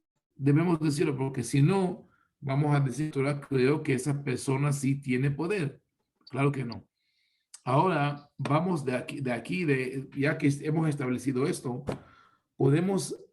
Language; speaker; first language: Spanish; non-native, fluent; Hebrew